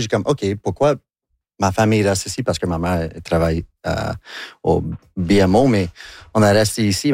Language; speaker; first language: French; non-native, local second language; English